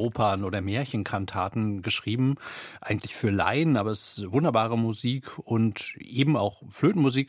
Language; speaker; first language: German; native; German